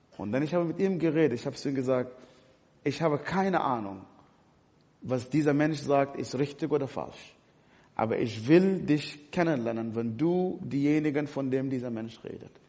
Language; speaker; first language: German; non-native, fluent; Arabic